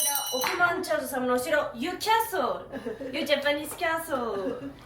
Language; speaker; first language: Japanese; native; Japanese